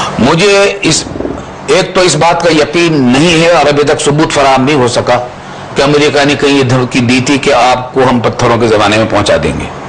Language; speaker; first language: Urdu; native; Urdu